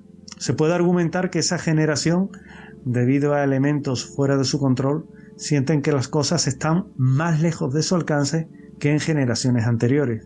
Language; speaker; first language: Spanish; native; Spanish